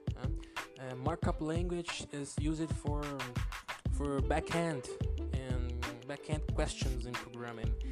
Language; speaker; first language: English; non-native, learner; Portuguese